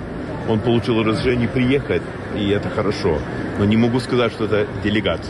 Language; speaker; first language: Russian; non-native, fluent; English